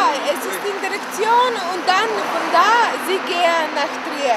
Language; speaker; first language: German; non-native, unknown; Slovenian